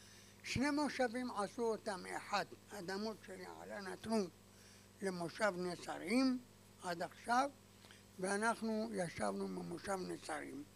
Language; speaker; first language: Hebrew; non-native, fluent; Arabic